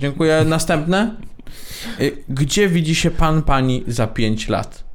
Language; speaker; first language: Polish; native; Polish